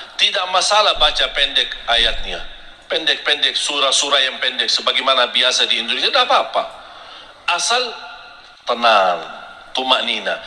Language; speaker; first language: Indonesian; non-native, fluent; Arabic